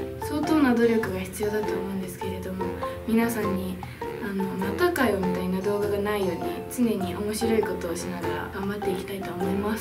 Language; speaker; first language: Japanese; native; Japanese